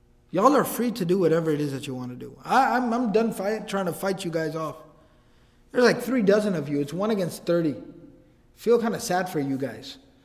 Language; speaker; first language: English; native; English